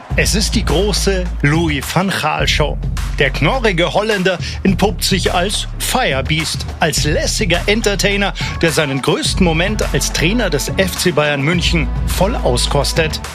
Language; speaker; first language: German; native; German